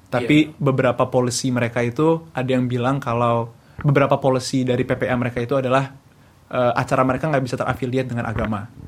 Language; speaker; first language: Indonesian; native; Indonesian